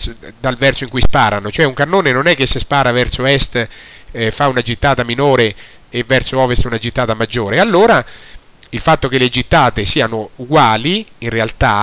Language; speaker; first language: Italian; native; Italian